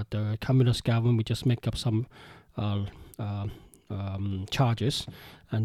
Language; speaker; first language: English; non-native, local second language; Cantonese